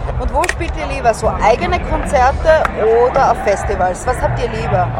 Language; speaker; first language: German; native; German